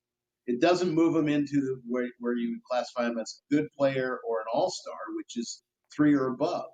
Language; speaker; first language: English; native; English